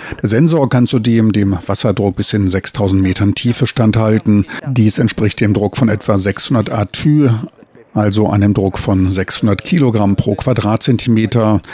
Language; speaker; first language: German; native; German